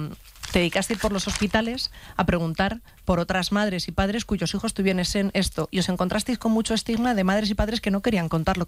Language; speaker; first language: Spanish; native; Spanish